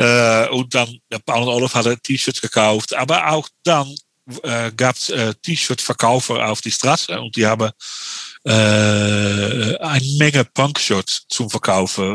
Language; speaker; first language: German; non-native, learner; Dutch